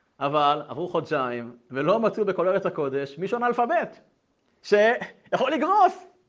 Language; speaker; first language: Hebrew; native; Hebrew